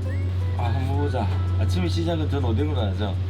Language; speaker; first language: Korean; native; Korean